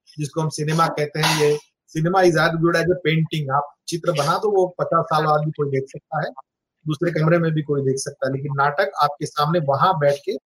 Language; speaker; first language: Hindi; non-native, local second language; Marathi